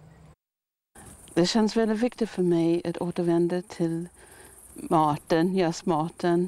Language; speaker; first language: Swedish; non-native, fluent; Māori